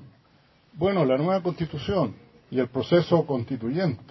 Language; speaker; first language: Spanish; native; Spanish